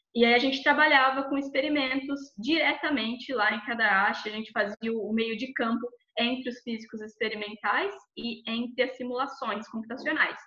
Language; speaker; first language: Portuguese; native; Portuguese